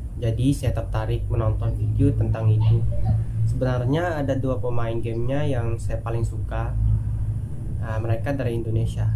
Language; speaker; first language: Indonesian; non-native, fluent; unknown